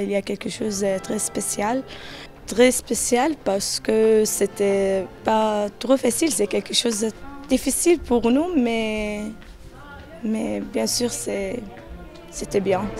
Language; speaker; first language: French; non-native, learner; Arabic